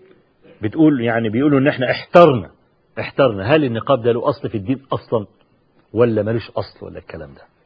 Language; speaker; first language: Arabic; native; Arabic